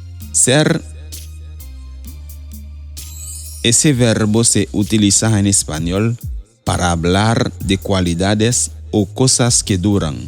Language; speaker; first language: Spanish; non-native, fluent; Haitian Creole